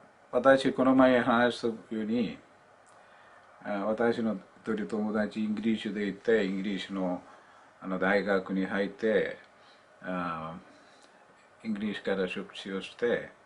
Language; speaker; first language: Japanese; non-native, learner; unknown